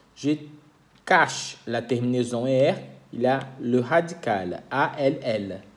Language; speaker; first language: French; non-native, fluent; Portuguese